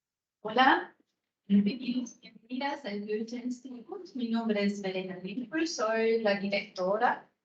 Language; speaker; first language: Spanish; non-native, fluent; German